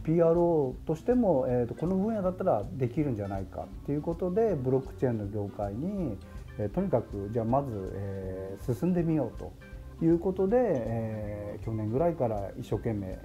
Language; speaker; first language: Japanese; native; Japanese